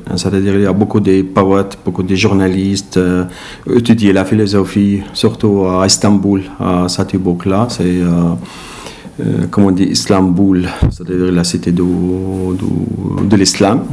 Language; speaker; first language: French; non-native, learner; Arabic